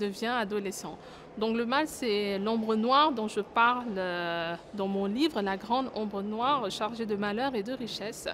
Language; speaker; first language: French; non-native, local second language; Wolof